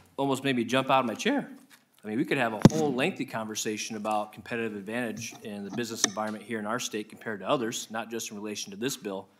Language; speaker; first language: English; native; English